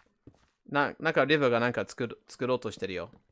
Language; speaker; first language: Japanese; non-native, fluent; English